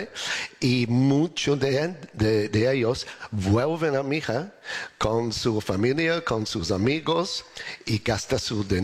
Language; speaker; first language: Spanish; non-native, learner; English